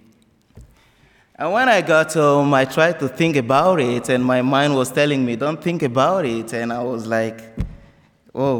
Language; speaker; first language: English; non-native, fluent; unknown